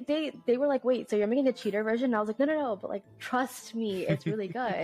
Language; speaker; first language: English; native; English